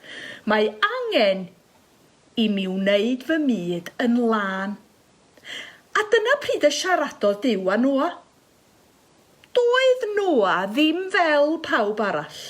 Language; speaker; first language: Welsh; native; Welsh